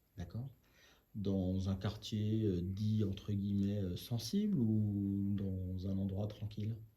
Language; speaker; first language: French; native; French